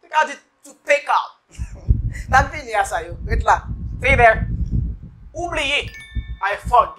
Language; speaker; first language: English; non-native, fluent; Haitian Creole